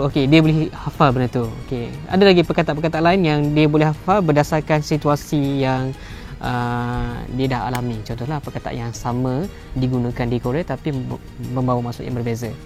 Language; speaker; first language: Malay; native; Malay